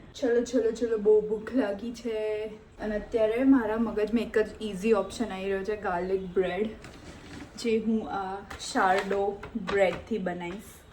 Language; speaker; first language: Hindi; non-native, local second language; Gujarati